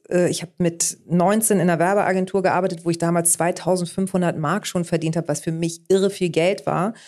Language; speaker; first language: German; early bilingual, other home language; Greek